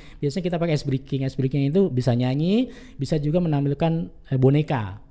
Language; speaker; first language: Indonesian; native; Indonesian